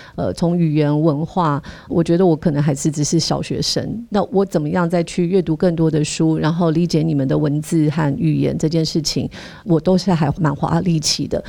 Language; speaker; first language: Chinese; native; Chinese